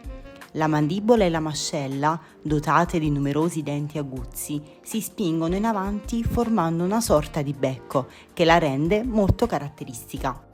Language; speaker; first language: Italian; native; Italian